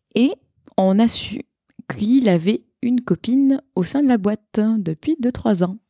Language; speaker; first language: French; native; French